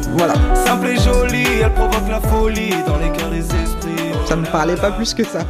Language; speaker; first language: French; native; French